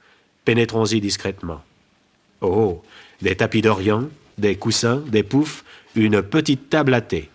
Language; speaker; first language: French; native; French